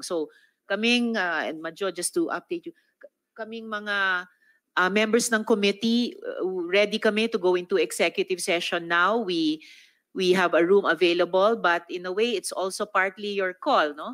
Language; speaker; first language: English; non-native, local second language; Filipino